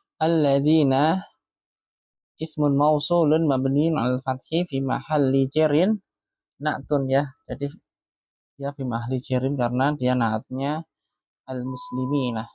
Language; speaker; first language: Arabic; non-native, fluent; Indonesian